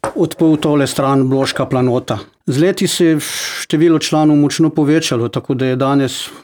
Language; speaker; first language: Slovenian; non-native, fluent; Croatian